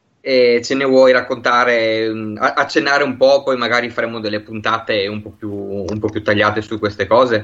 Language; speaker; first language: Italian; native; Italian